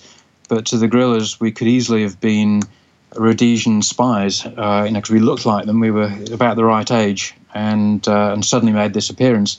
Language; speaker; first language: English; native; English